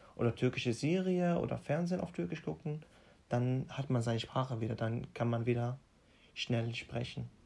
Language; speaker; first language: German; non-native, fluent; Arabic